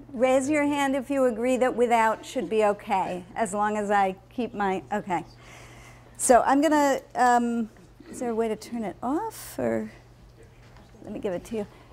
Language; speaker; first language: English; native; English